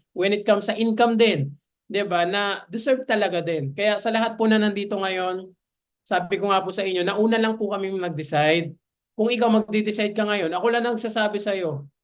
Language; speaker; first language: Filipino; native; Filipino